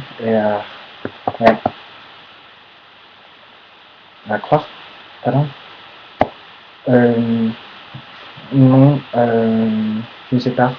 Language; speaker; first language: French; non-native, learner; English